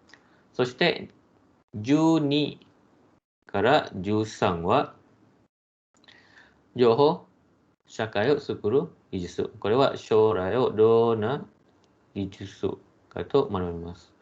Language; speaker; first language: Japanese; non-native, fluent; Malay